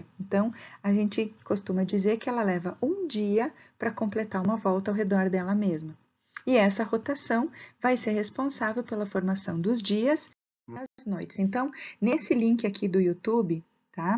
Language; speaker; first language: Portuguese; native; Portuguese